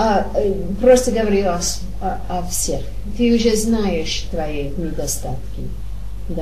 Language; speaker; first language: Russian; non-native, learner; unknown